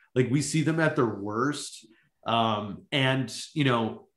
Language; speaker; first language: English; native; English